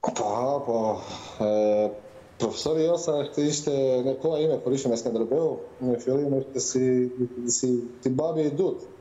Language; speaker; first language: Albanian; non-native, learner; Croatian